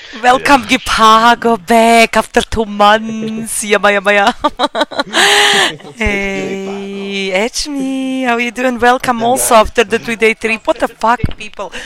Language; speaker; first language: English; non-native, fluent; Croatian